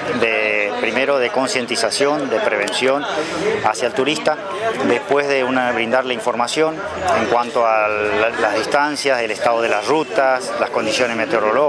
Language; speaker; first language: Spanish; native; Spanish